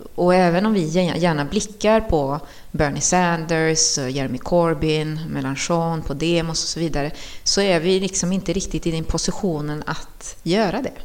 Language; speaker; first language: Swedish; early bilingual, other home language; Spanish